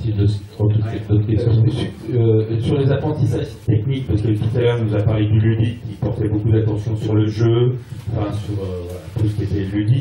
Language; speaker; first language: French; native; French